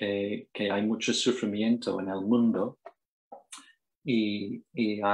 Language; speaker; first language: Spanish; non-native, fluent; English